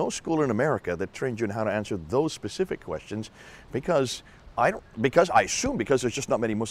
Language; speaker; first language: English; native; English